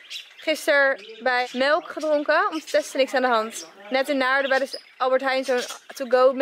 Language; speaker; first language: Dutch; native; Dutch